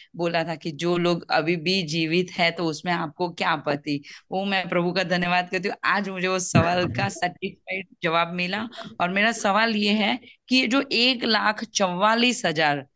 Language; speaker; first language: Hindi; non-native, local second language; Gujarati